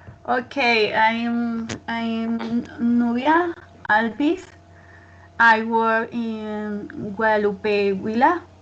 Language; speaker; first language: English; non-native, learner; Spanish